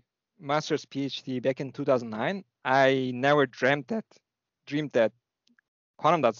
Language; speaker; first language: English; non-native, fluent; Turkish